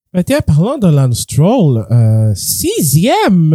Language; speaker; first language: French; native; French